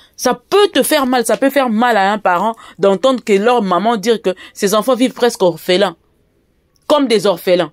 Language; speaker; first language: French; non-native, local second language; Lingala